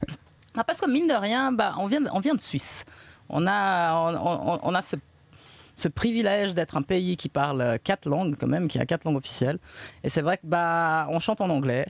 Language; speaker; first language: French; native; French